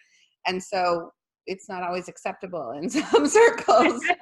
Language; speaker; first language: English; native; English